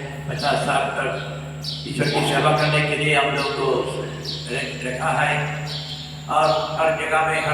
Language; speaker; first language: Hindi; non-native, local second language; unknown